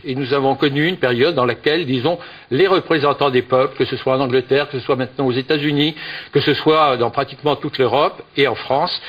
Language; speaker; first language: French; native; French